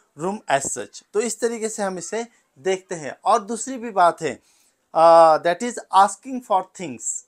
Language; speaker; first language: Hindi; non-native, local second language; Marathi